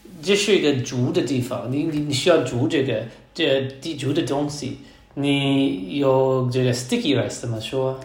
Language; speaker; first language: Chinese; non-native, learner; English